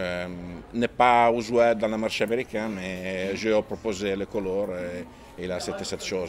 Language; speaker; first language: French; non-native, fluent; Italian